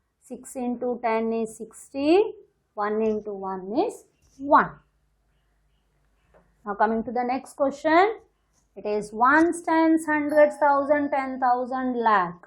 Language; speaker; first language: English; non-native, local second language; Hindi